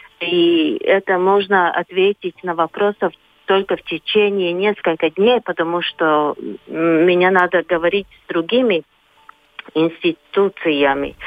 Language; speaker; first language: Russian; non-native, local second language; Latvian